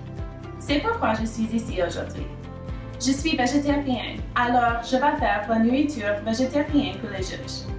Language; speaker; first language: French; non-native, learner; English